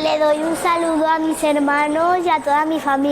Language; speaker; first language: Spanish; native; Spanish